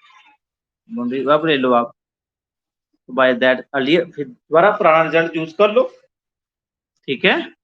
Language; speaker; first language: Hindi; non-native, local second language; Punjabi